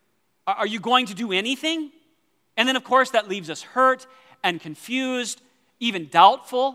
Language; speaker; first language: English; native; English